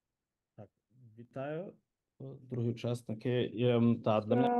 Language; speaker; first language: Ukrainian; non-native, local second language; Russian